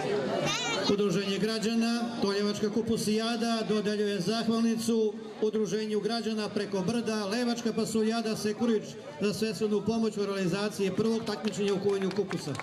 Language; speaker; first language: Bosnian; native; Bosnian